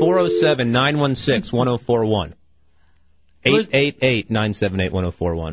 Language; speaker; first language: English; native; English